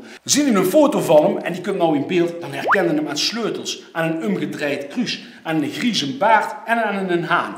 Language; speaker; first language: Dutch; native; Dutch